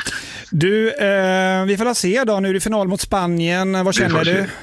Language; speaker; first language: Swedish; native; Swedish